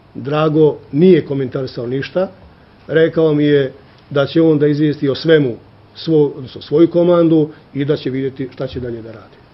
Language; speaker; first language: Bosnian; native; Bosnian